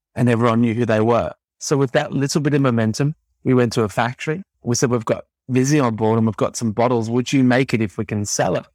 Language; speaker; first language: English; native; English